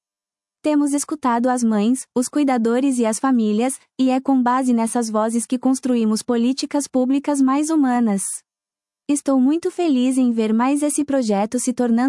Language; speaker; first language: Portuguese; native; Portuguese